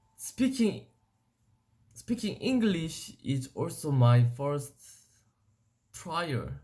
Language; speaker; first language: English; non-native, learner; Korean